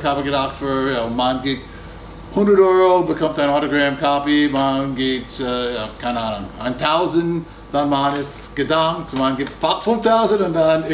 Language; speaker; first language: German; non-native, fluent; English